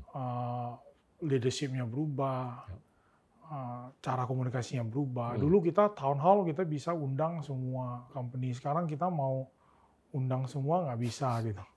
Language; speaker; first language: Indonesian; native; Indonesian